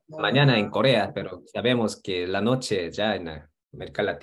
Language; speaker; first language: Spanish; non-native, fluent; Korean